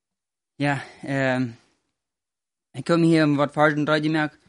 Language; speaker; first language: German; non-native, learner; Plautdietsch